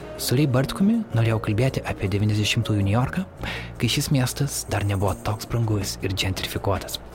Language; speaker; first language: Lithuanian; native; Lithuanian